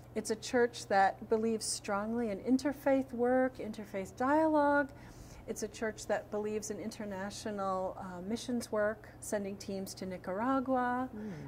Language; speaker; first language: English; native; English